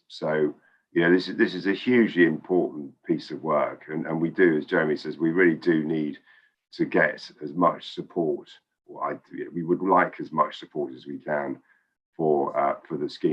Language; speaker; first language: English; native; English